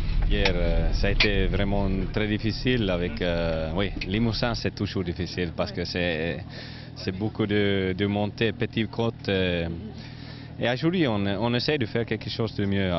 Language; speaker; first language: French; non-native, learner; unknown